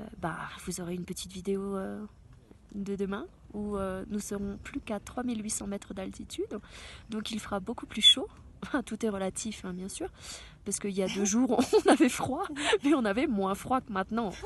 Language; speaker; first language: French; native; French